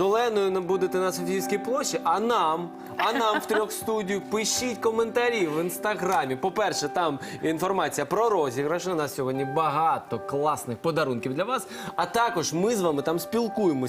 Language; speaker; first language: Ukrainian; native; Ukrainian